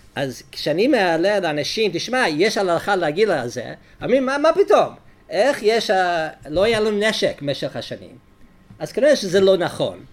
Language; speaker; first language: Hebrew; non-native, fluent; English